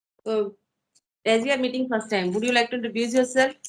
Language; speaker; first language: English; non-native, fluent; Hindi